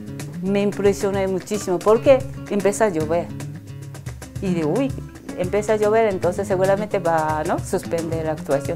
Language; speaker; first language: Spanish; non-native, learner; Japanese